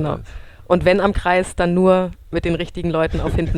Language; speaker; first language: German; native; German